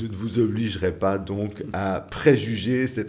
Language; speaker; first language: French; native; French